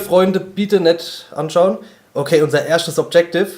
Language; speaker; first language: German; native; German